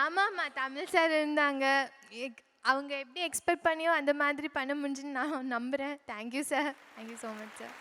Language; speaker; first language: Tamil; non-native, local second language; Malayalam